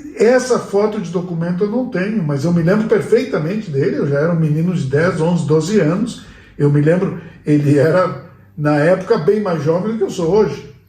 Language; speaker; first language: Portuguese; early bilingual, other home language; Spanish